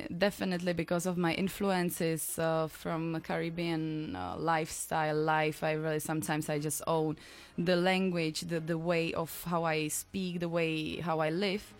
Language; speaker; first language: English; non-native, fluent; Czech